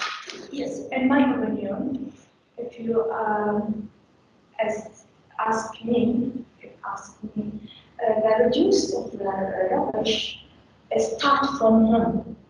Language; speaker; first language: English; non-native, learner; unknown